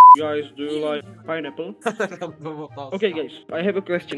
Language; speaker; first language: English; non-native, learner; Czech